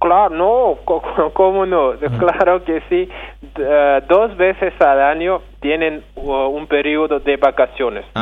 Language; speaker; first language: Spanish; non-native, fluent; Russian